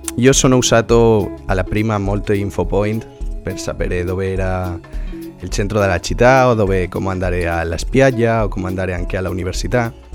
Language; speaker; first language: Italian; non-native, learner; Spanish